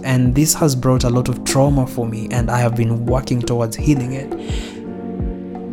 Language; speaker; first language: English; non-native, local second language; Swahili